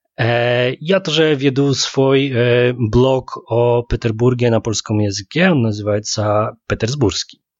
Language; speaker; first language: Polish; non-native, learner; Russian